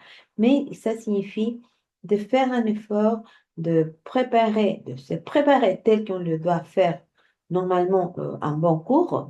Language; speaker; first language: French; non-native, fluent; Spanish